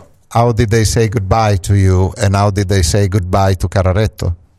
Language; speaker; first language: English; non-native, fluent; Italian